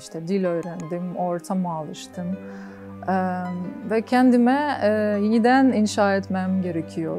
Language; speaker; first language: Turkish; non-native, fluent; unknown